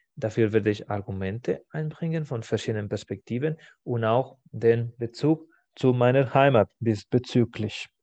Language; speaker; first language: German; non-native, fluent; Spanish